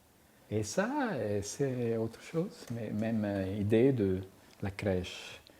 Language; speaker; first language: French; non-native, fluent; Italian